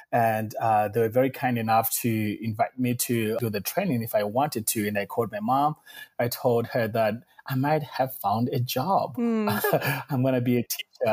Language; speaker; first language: English; non-native, local second language; Shona